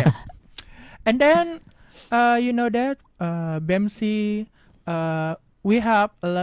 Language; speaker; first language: English; non-native, learner; Indonesian